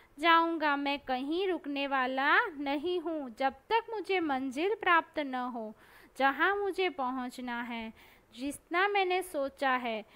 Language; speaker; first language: Hindi; non-native, local second language; Gujarati